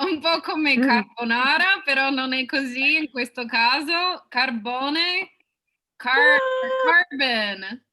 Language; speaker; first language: Italian; non-native, fluent; English